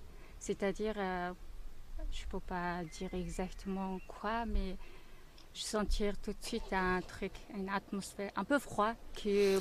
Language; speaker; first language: French; non-native, learner; Mongolian